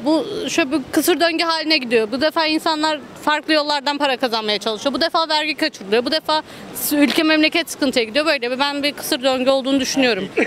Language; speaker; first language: Turkish; early bilingual, heritage; Turkish